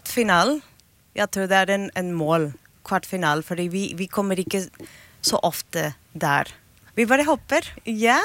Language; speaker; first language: Norwegian; non-native, fluent; Spanish